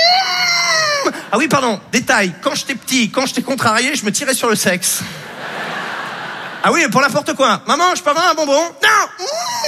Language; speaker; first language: French; native; French